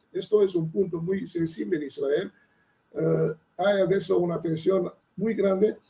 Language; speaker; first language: Spanish; non-native, fluent; Italian